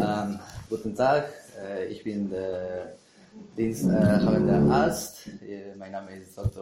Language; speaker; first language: German; non-native, learner; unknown